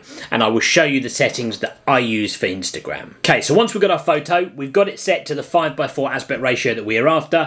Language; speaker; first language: English; native; English